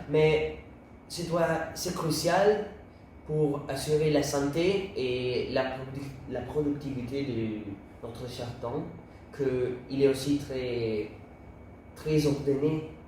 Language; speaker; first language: French; non-native, learner; Italian